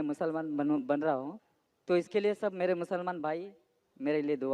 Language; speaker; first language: Hindi; non-native, local second language; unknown